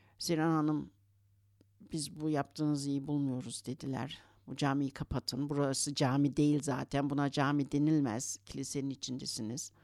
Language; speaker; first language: Turkish; early bilingual, heritage; Turkish